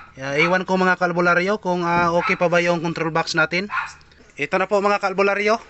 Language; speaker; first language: Filipino; non-native, local second language; Cebuano